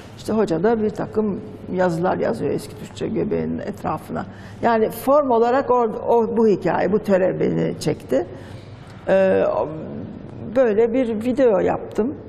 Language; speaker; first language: Turkish; native; Turkish